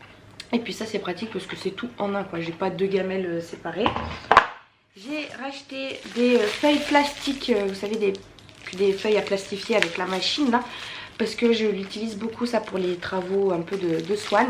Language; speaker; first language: French; native; French